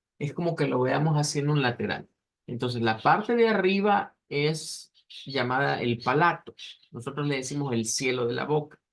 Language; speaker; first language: Spanish; native; Spanish